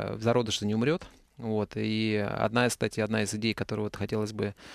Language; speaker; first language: Russian; native; Russian